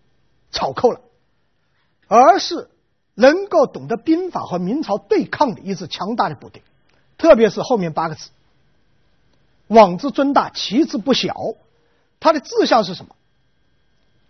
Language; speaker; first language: Chinese; native; Chinese